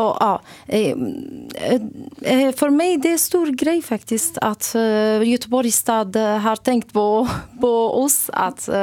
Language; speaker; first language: Swedish; non-native, learner; Arabic